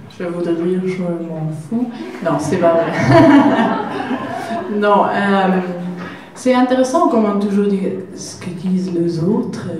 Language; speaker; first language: French; non-native, learner; German